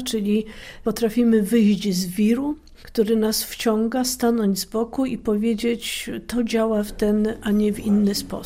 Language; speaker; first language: Polish; native; Polish